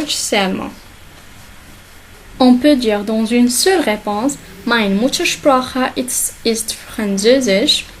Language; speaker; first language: French; non-native, local second language; Arabic